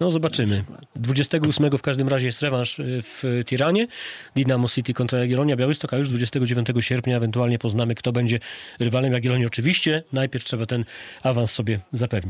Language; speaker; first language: Polish; native; Polish